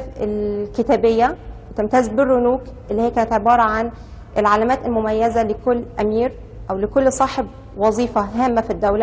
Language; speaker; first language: Arabic; native; Arabic